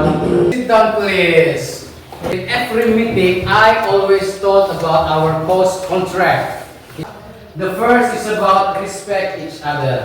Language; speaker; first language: English; non-native, learner; Indonesian